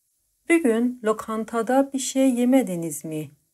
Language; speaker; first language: Turkish; non-native, fluent; Persian